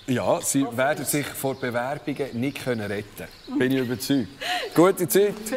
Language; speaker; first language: German; native; German